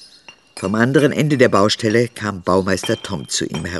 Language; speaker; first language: German; native; German